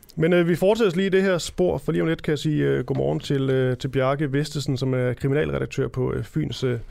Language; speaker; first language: Danish; native; Danish